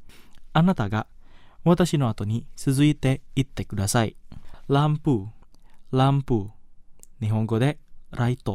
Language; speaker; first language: Japanese; non-native, fluent; Indonesian